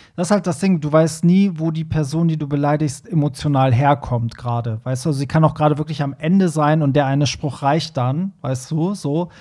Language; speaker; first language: German; early bilingual, other home language; Persian